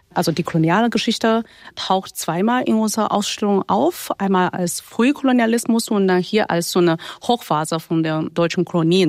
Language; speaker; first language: German; non-native, fluent; Chinese